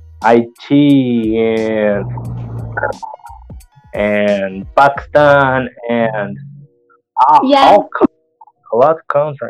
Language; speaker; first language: English; non-native, learner; Portuguese